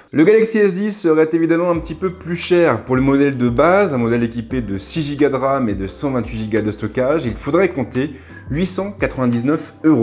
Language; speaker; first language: French; native; French